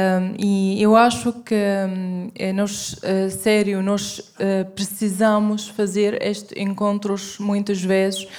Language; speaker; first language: Portuguese; non-native, fluent; Arabic